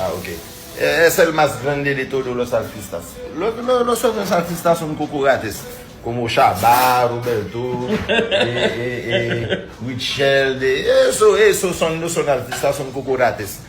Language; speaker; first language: Spanish; non-native, learner; Haitian Creole